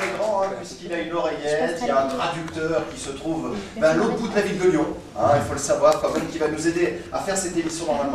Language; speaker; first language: French; native; French